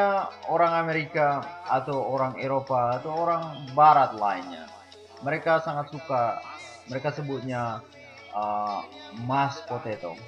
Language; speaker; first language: Indonesian; non-native, local second language; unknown